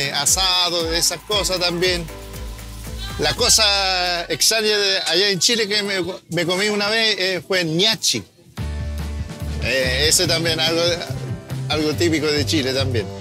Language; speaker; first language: Spanish; early bilingual, heritage; Spanish